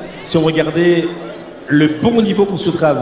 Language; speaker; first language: French; native; French